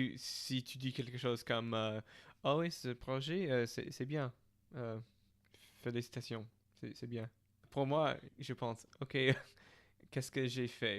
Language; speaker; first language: French; non-native, fluent; English